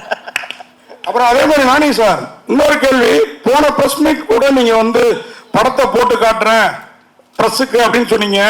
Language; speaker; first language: Tamil; native; Tamil